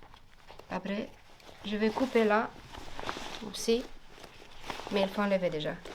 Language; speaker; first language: French; non-native, learner; Romanian